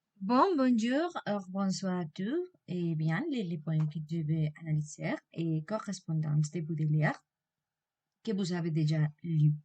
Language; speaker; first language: French; non-native, learner; Spanish